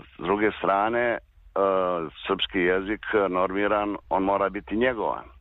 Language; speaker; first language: Serbian; native; Serbian